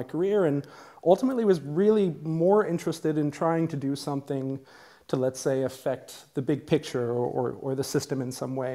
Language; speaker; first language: English; native; English